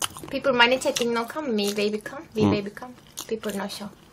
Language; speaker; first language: English; non-native, learner; Turkish